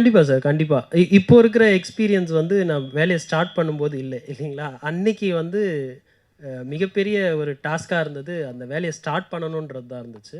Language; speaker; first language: Tamil; native; Tamil